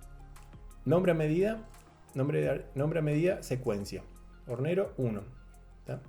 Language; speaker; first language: Spanish; native; Spanish